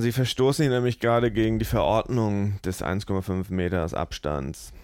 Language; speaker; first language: German; native; German